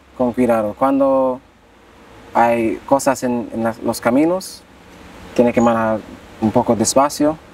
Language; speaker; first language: Spanish; non-native, learner; English